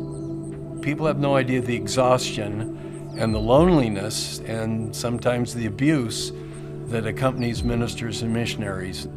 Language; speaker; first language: English; native; English